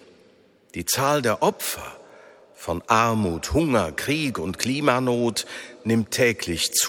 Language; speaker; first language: German; native; German